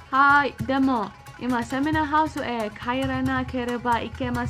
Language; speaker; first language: Japanese; non-native, learner; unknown